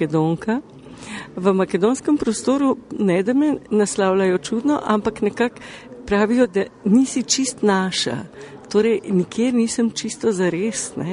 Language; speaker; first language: Slovenian; early bilingual, other home language; Macedonian